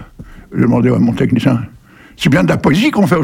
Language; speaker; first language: French; native; French